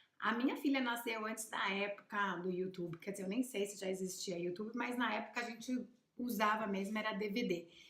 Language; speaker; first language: Portuguese; native; Portuguese